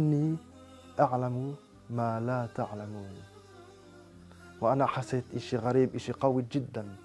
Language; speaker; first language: Arabic; non-native, learner; French